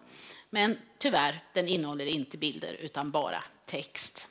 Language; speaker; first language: Swedish; native; Swedish